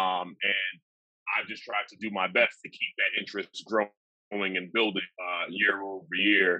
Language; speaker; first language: English; native; English